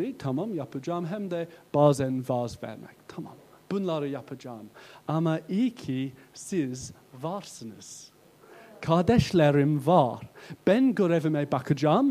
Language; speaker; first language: Turkish; non-native, learner; English